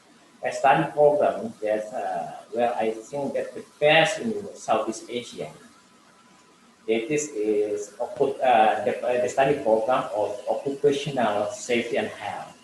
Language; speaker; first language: English; non-native, learner; Indonesian